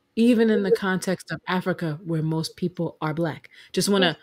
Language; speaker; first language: English; native; English